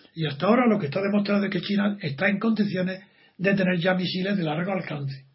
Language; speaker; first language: Spanish; native; Spanish